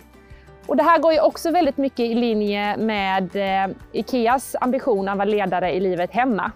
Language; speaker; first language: Swedish; native; Swedish